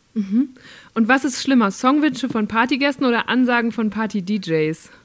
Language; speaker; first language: German; native; German